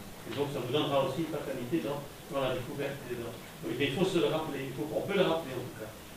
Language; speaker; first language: French; native; French